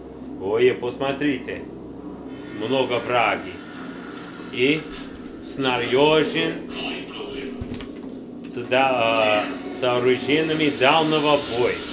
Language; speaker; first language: Russian; non-native, learner; English